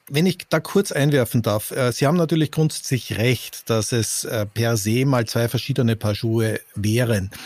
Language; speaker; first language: German; native; German